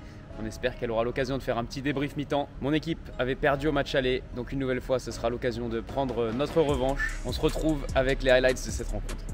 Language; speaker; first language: French; native; French